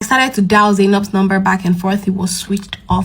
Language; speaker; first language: English; native; English